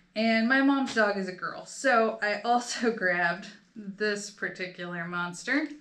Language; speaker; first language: English; native; English